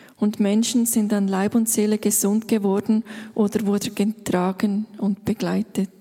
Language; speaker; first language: German; native; German